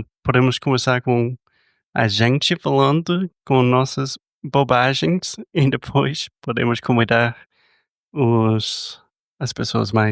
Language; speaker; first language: Portuguese; non-native, fluent; English